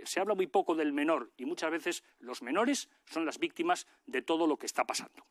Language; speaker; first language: Spanish; native; Spanish